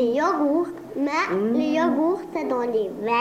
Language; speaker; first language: French; early bilingual, heritage; Spanish